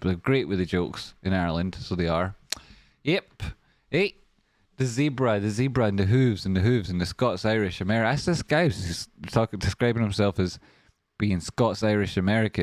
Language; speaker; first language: English; native; English